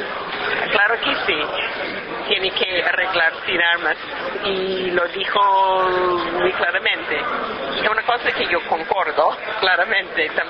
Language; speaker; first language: Spanish; non-native, fluent; English